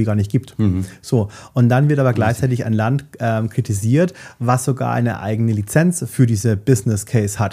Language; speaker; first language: German; native; German